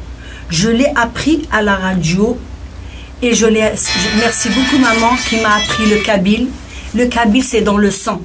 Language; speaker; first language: French; non-native, local second language; Kabyle